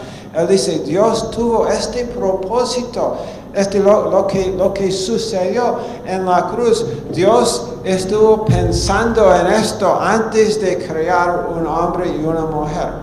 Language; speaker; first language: Spanish; non-native, fluent; English